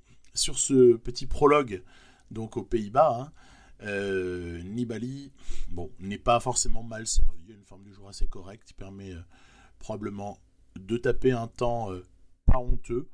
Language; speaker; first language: French; native; French